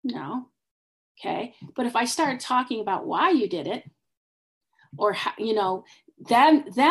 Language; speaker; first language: English; native; English